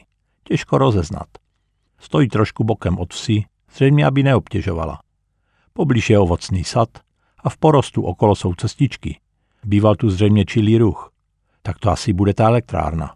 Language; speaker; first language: Czech; native; Czech